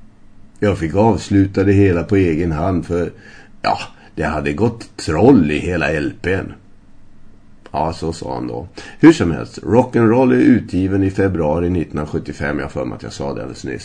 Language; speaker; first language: Swedish; native; Swedish